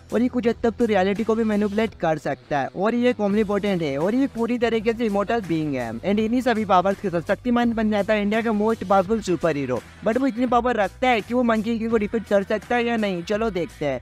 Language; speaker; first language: Hindi; native; Hindi